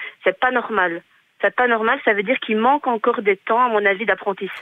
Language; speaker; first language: French; native; French